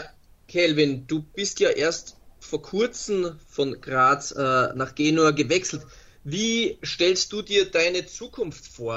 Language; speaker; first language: German; native; German